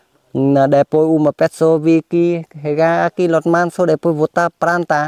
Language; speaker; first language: Portuguese; non-native, learner; Vietnamese